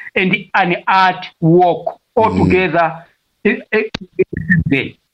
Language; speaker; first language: Zulu; non-native, fluent; Tumbuka